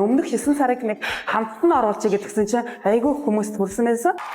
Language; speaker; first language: Mongolian; native; Mongolian